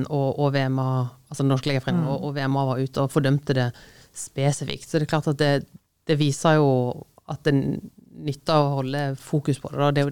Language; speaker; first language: Norwegian; native; Norwegian